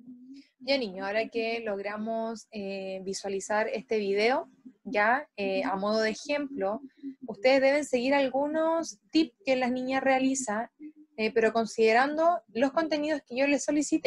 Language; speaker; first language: Spanish; native; Spanish